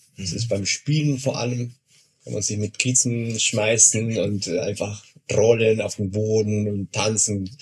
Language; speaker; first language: German; non-native, fluent; Spanish